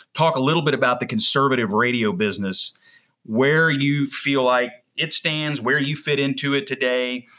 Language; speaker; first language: English; native; English